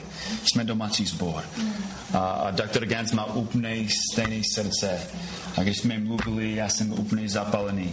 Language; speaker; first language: Czech; non-native, fluent; English